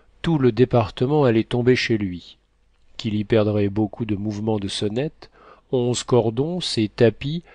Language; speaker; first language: French; native; French